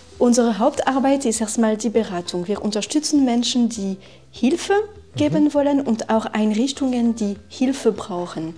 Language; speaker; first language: German; non-native, fluent; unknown